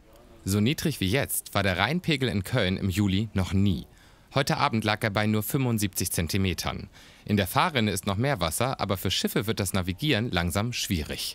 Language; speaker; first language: German; native; German